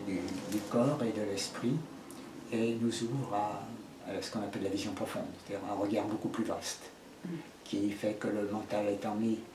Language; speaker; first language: French; native; French